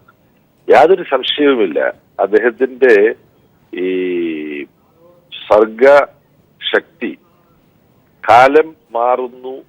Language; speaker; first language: Malayalam; native; Malayalam